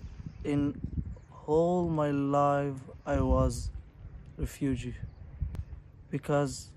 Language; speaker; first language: English; non-native, fluent; Persian